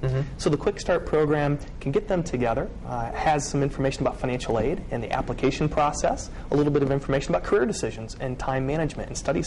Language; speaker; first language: English; native; English